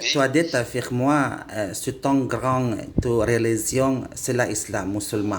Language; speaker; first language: French; non-native, learner; Indonesian